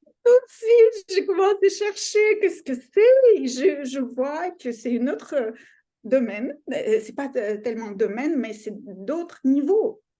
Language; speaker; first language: French; non-native, fluent; Russian